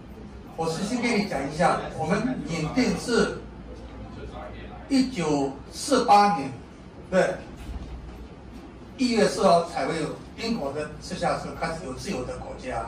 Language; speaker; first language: Chinese; non-native, learner; Burmese